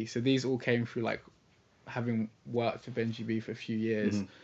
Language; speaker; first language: English; native; English